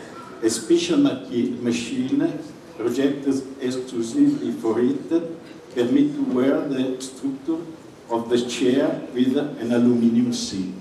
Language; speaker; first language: English; non-native, fluent; Italian